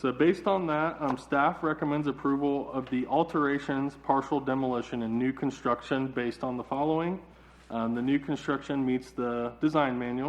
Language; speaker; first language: English; native; English